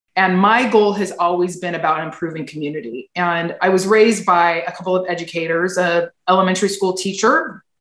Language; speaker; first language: English; native; English